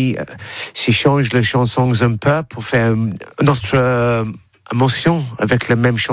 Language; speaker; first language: French; non-native, learner; English